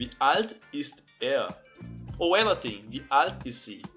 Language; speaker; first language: German; non-native, fluent; Portuguese